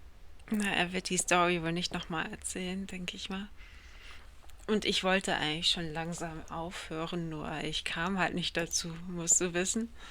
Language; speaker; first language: German; native; German